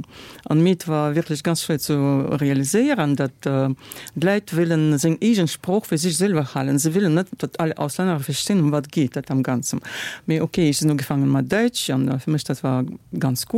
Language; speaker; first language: German; non-native, learner; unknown